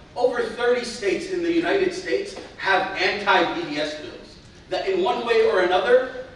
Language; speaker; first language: English; native; English